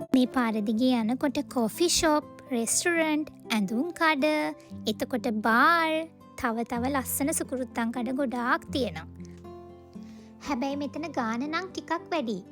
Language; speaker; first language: Sinhala; native; Sinhala